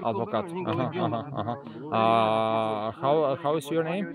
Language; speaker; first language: English; non-native, learner; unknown